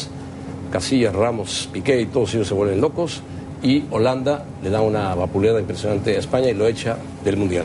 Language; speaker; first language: Spanish; native; Spanish